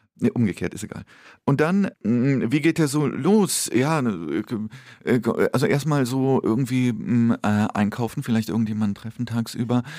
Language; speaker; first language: German; early bilingual, other home language; Polish